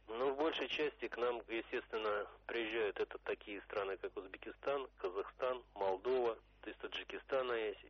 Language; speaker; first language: Russian; native; Russian